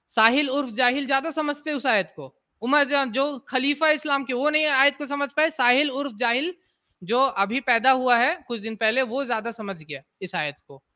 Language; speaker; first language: Hindi; native; Hindi